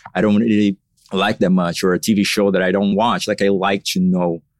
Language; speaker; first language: English; non-native, fluent; Portuguese